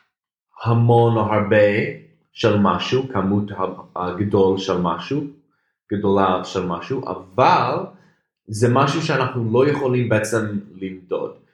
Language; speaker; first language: Hebrew; non-native, fluent; English